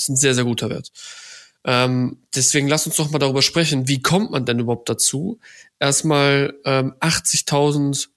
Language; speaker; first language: German; native; German